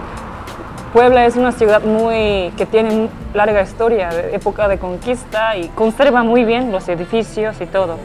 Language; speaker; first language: Spanish; non-native, fluent; Japanese